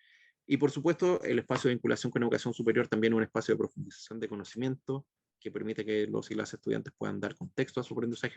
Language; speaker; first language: Spanish; native; Spanish